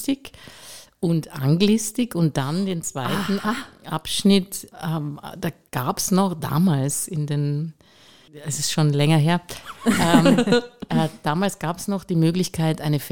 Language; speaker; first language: German; native; German